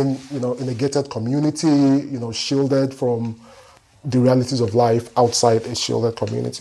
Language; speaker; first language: English; non-native, local second language; Yoruba